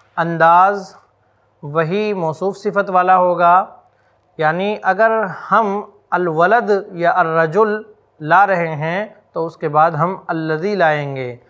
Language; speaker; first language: Urdu; native; Urdu